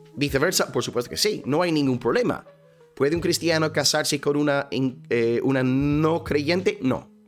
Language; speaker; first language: Spanish; non-native, fluent; English